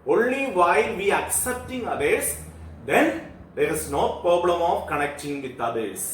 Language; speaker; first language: English; non-native, local second language; Malayalam